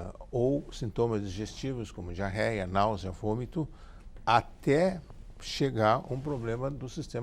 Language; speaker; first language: Portuguese; native; Portuguese